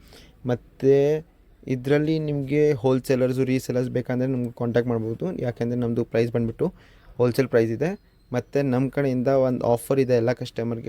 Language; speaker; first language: Kannada; non-native, local second language; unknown